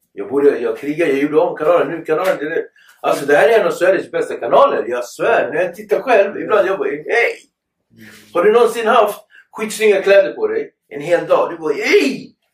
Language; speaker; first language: Swedish; early bilingual, other home language; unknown